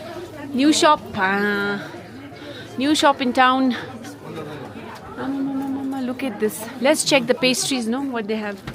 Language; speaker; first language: English; non-native, local second language; Tibetan